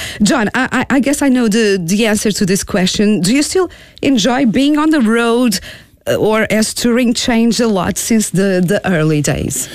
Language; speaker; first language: English; non-native, fluent; Portuguese